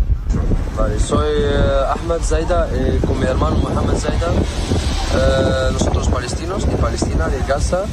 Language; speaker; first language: Spanish; non-native, learner; Arabic